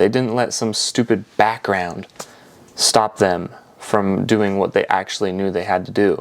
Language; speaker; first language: English; native; English